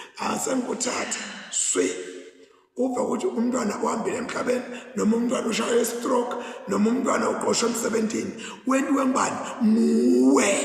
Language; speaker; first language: Zulu; non-native, local second language; Swati